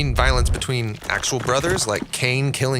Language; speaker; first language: English; native; English